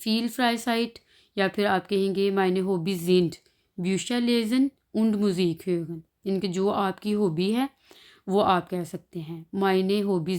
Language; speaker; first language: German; non-native, fluent; Urdu